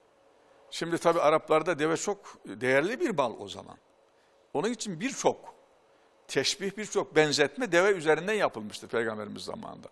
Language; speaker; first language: Turkish; native; Turkish